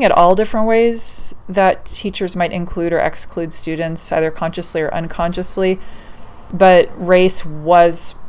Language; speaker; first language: English; native; English